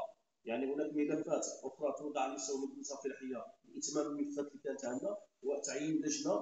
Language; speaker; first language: Arabic; native; Arabic